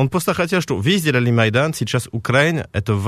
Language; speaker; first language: Russian; non-native, fluent; French